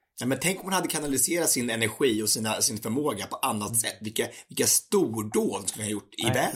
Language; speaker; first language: Swedish; native; Swedish